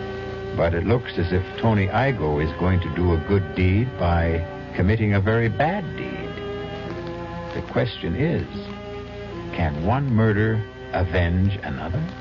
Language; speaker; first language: English; native; English